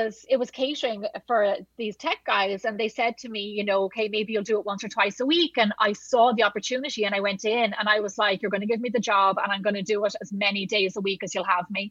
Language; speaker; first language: English; native; English